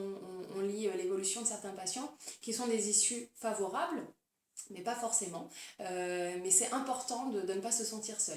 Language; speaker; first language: French; native; French